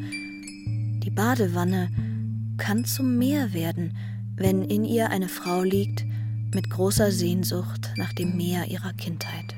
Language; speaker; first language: German; non-native, fluent; Persian